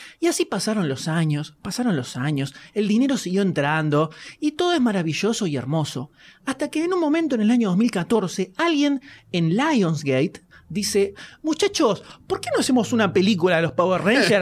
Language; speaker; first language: Spanish; native; Spanish